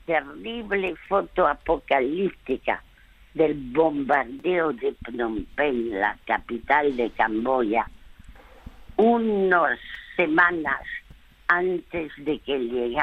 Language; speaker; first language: Spanish; early bilingual, other home language; French